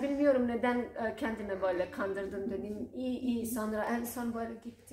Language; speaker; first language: Turkish; non-native, learner; Croatian